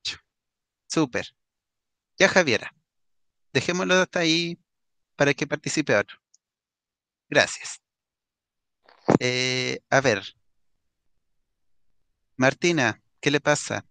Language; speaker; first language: Spanish; native; Spanish